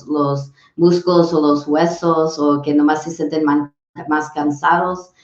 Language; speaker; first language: Spanish; early bilingual, heritage; English